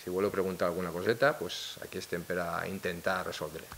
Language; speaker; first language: Spanish; non-native, local second language; Catalan